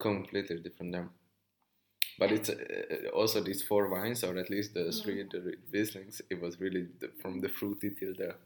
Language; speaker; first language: English; non-native, fluent; Hungarian